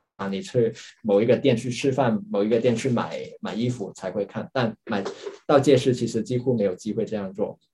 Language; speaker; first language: Chinese; non-native, local second language; Cantonese